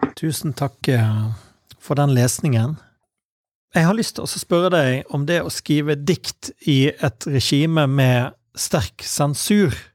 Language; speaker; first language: Norwegian; native; Norwegian